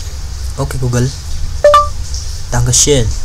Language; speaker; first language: German; non-native, learner; Indonesian